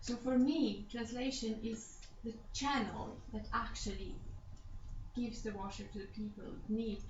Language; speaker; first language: English; non-native, fluent; Romanian